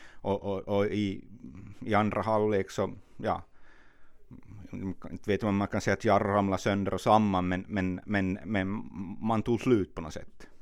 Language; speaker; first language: Swedish; native; Swedish